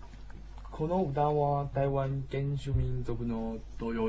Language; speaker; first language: Japanese; non-native, learner; Chinese